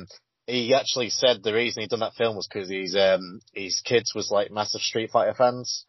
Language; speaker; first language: English; native; English